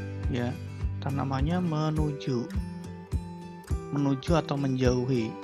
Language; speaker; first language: Indonesian; native; Indonesian